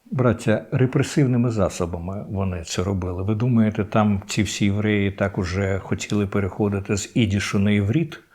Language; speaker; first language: Ukrainian; native; Ukrainian